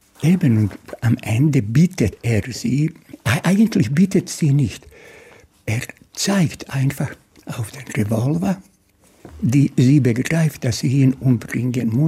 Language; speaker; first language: German; non-native, fluent; Bosnian